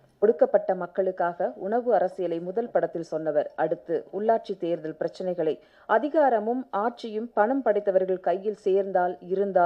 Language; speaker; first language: Tamil; native; Tamil